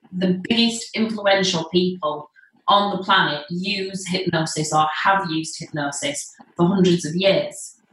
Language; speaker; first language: English; native; English